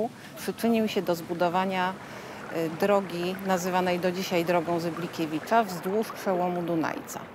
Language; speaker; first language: Polish; native; Polish